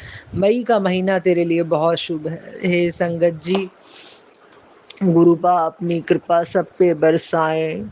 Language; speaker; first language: Hindi; native; Hindi